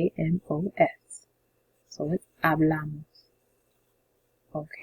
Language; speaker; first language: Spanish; non-native, fluent; English